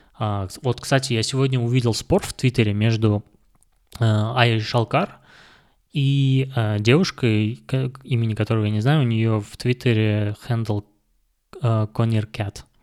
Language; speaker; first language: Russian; non-native, local second language; Kazakh